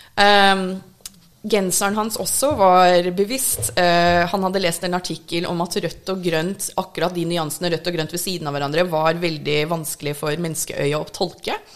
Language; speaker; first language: Norwegian; early bilingual, other home language; English